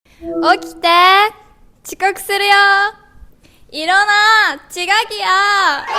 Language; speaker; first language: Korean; non-native, learner; Japanese